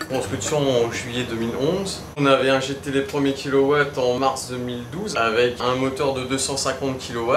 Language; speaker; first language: French; native; French